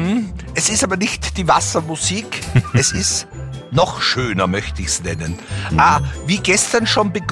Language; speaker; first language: German; native; German